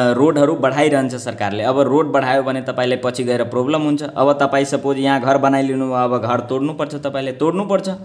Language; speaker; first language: Nepali; native; Nepali